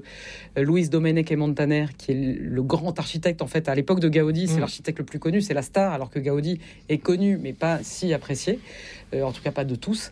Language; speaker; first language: French; native; French